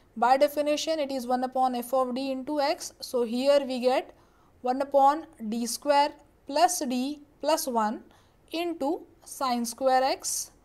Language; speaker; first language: English; non-native, local second language; Marathi